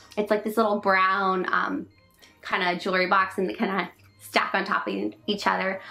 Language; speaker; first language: English; native; English